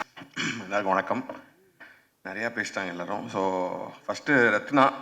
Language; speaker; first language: Tamil; native; Tamil